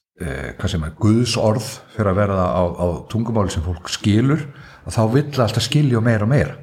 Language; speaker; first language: Icelandic; native; Icelandic